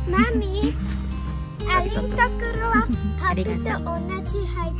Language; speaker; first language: Japanese; early bilingual, heritage; Japanese